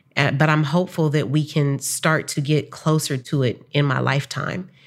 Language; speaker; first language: English; native; English